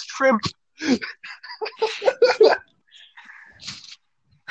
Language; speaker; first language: English; non-native, fluent; Spanish